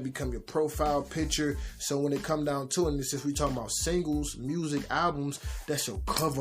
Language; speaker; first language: English; native; English